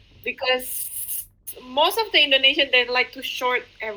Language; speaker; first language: English; non-native, fluent; Indonesian